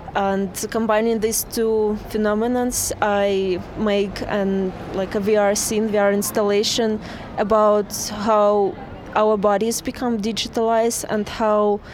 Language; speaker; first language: English; non-native, fluent; Russian